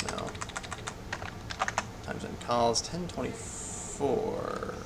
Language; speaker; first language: English; native; English